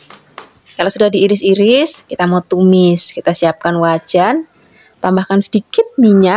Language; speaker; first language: Indonesian; native; Indonesian